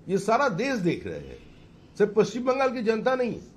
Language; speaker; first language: Hindi; non-native, local second language; Bangla